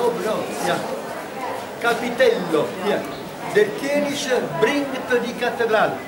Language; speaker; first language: German; non-native, learner; Italian